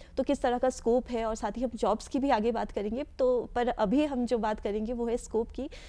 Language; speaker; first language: Hindi; native; Hindi